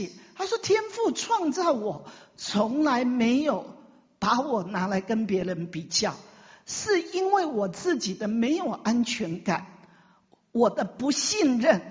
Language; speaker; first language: Chinese; native; Chinese